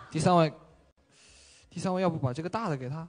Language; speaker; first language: Chinese; native; Chinese